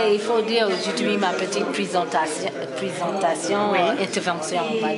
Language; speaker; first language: French; non-native, fluent; English